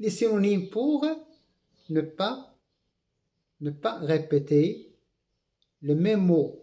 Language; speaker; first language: French; non-native, local second language; Arabic